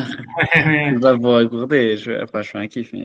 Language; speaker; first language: French; native; French